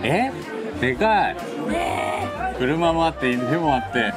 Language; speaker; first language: Japanese; native; Japanese